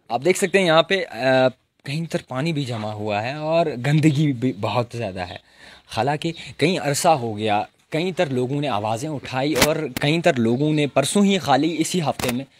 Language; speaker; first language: Urdu; non-native, local second language; Kashmiri